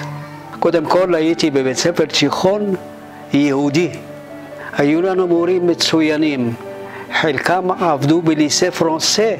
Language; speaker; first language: Hebrew; non-native, fluent; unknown